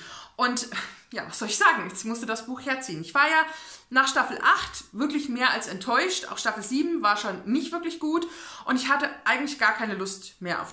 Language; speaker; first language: German; native; German